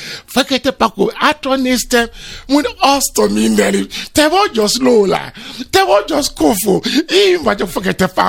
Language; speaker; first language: Hungarian; non-native, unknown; Yoruba